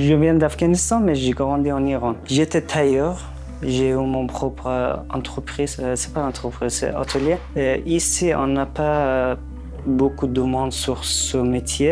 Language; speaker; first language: French; non-native, learner; Persian